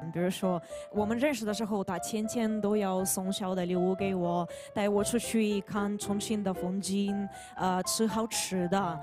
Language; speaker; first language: Chinese; non-native, learner; Ukrainian